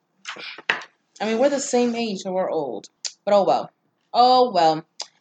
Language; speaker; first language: English; non-native, local second language; Swahili